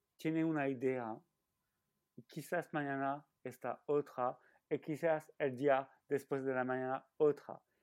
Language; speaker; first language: Spanish; non-native, learner; French